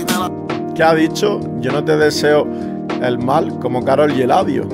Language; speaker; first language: Spanish; native; Spanish